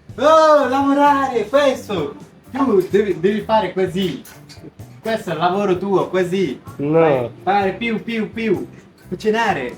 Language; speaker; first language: Italian; non-native, learner; Bangla